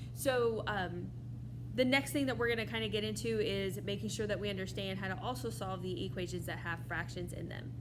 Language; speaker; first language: English; native; English